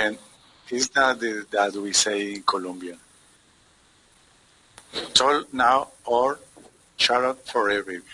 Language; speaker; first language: English; non-native, learner; Spanish